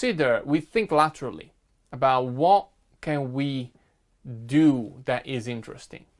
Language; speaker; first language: English; non-native, fluent; Italian